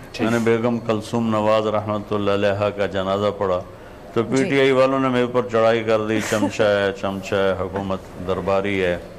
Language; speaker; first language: Urdu; non-native, local second language; Punjabi